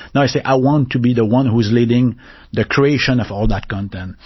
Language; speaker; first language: English; non-native, fluent; French